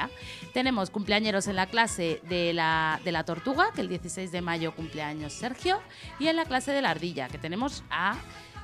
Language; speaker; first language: Spanish; native; Spanish